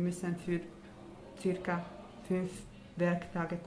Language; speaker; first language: German; non-native, learner; Hungarian